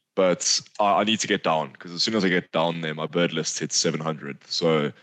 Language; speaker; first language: English; native; English